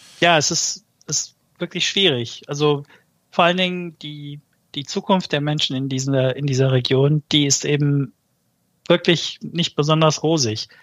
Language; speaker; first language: German; early bilingual, other home language; Turkish